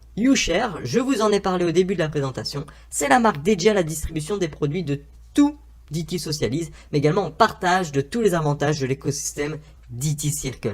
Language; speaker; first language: French; native; French